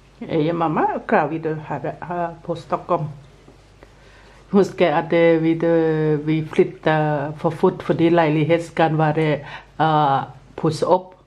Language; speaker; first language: Swedish; non-native, learner; Thai